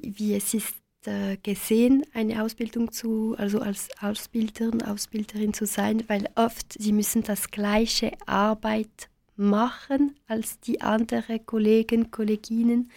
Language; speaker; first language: German; non-native, local second language; French